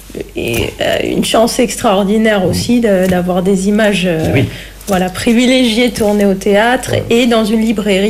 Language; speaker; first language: French; native; French